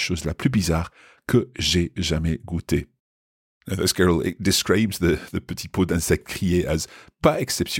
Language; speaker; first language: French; non-native, fluent; English